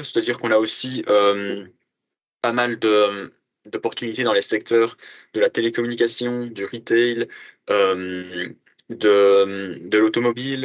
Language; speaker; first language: French; native; French